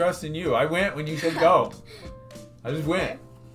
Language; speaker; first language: English; native; English